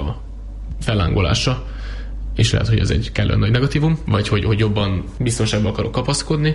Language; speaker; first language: Hungarian; native; Hungarian